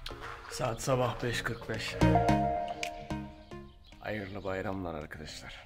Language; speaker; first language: Turkish; early bilingual, heritage; Turkish